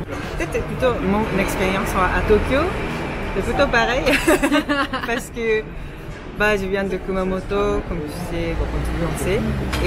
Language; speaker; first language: French; non-native, fluent; Japanese